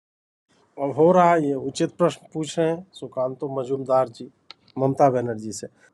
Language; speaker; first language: Hindi; native; Hindi